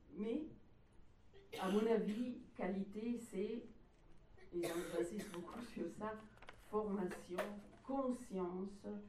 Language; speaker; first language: French; non-native, fluent; Italian